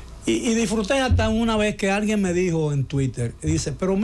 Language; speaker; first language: Spanish; native; Spanish